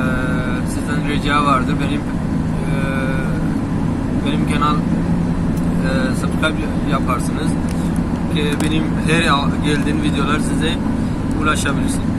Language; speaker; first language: Turkish; non-native, learner; Urdu